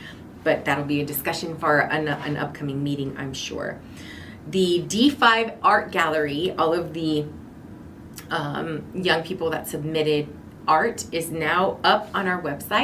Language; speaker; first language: English; native; English